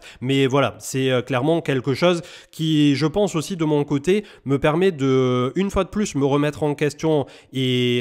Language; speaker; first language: French; native; French